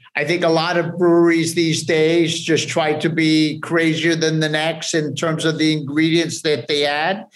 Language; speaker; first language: English; early bilingual, other home language; Spanish